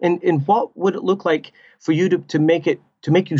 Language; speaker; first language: English; native; English